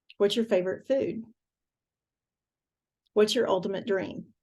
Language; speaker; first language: English; native; English